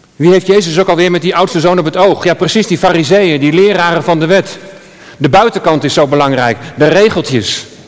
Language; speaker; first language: Dutch; native; Dutch